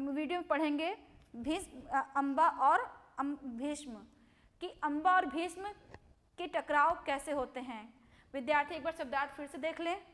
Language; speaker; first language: Hindi; non-native, local second language; Gujarati